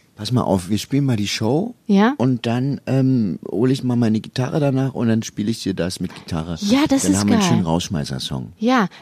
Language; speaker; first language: German; native; German